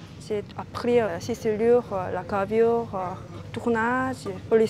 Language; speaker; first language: French; non-native, learner; Korean